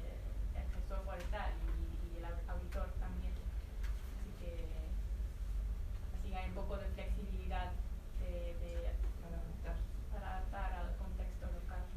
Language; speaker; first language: Spanish; non-native, fluent; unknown